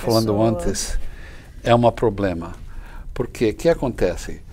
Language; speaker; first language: Portuguese; non-native, fluent; English